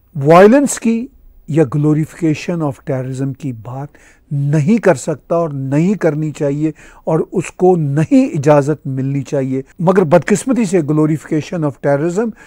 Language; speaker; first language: Urdu; non-native, local second language; Punjabi